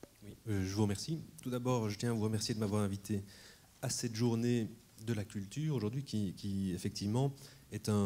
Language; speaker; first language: French; native; French